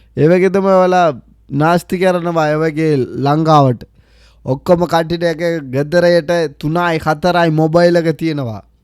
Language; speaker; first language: Sinhala; early bilingual, heritage; Sinhala